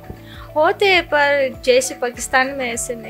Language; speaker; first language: Hindi; non-native, learner; Russian